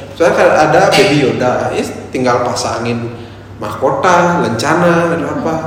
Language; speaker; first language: Indonesian; non-native, local second language; Balinese